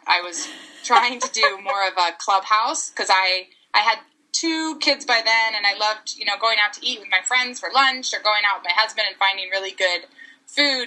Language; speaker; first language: English; native; English